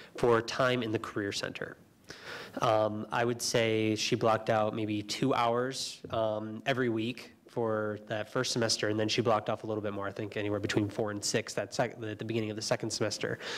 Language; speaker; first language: English; native; English